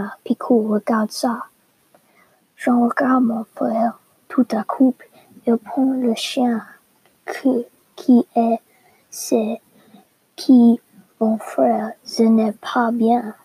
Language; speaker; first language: French; non-native, learner; English